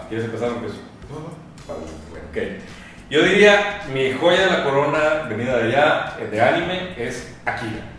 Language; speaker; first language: Spanish; native; Spanish